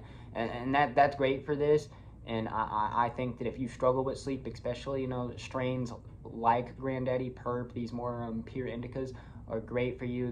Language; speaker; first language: English; native; English